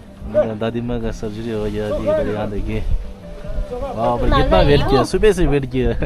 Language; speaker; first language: Hindi; non-native, fluent; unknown